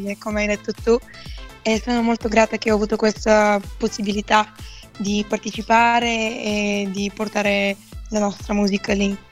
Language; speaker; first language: Italian; non-native, fluent; Bulgarian